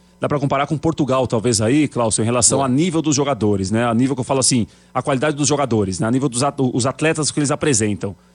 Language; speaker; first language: Portuguese; native; Portuguese